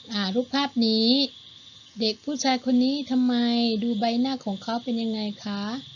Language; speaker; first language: Thai; non-native, local second language; Malay